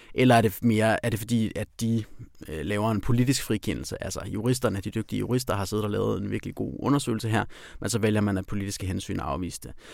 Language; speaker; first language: Danish; native; Danish